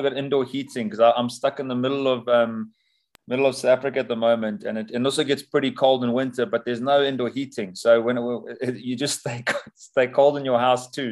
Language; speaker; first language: English; native; English